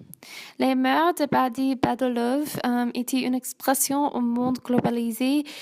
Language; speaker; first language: French; non-native, learner; English